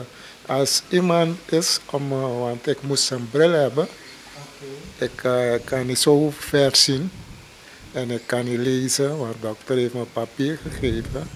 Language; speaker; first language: Dutch; non-native, local second language; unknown